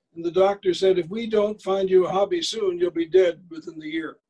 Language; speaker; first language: English; native; English